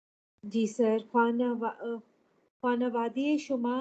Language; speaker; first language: Persian; non-native, learner; Urdu